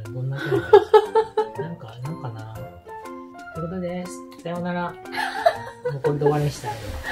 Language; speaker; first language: Japanese; native; Japanese